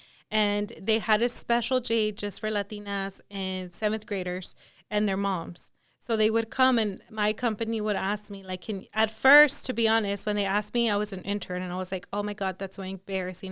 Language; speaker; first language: English; early bilingual, other home language; Spanish